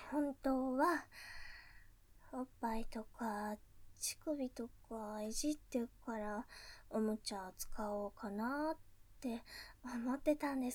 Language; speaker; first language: Japanese; native; Japanese